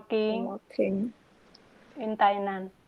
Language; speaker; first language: English; non-native, learner; Indonesian